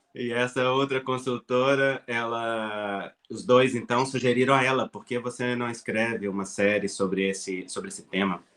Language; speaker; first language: Portuguese; native; Portuguese